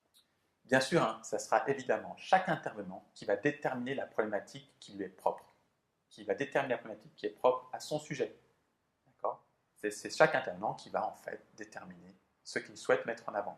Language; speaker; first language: French; native; French